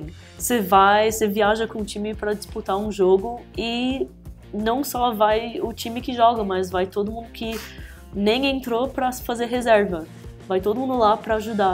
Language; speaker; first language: Portuguese; early bilingual, heritage; English